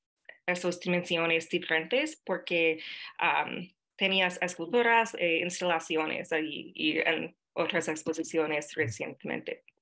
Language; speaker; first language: Spanish; non-native, fluent; English